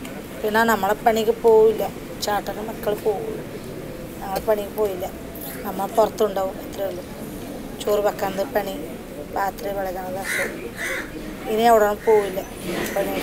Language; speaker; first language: Malayalam; non-native, local second language; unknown